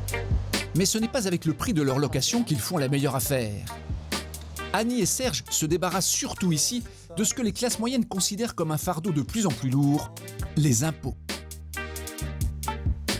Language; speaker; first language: French; native; French